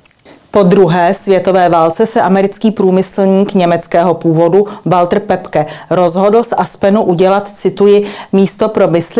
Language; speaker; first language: Czech; native; Czech